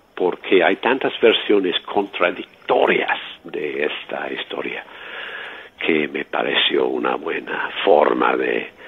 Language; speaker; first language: Spanish; non-native, fluent; English